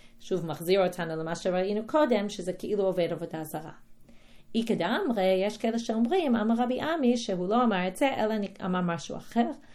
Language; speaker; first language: Hebrew; non-native, fluent; English